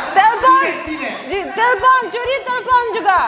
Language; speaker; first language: Indonesian; non-native, learner; Russian